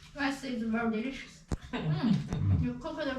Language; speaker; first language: English; non-native, learner; Chinese